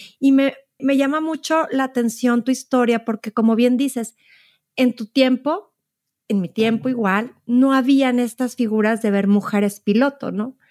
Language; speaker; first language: Spanish; native; Spanish